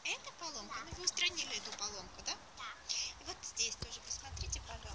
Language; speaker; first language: Russian; native; Russian